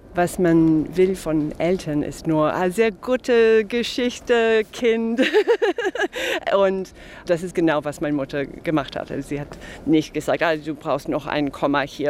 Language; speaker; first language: German; non-native, fluent; English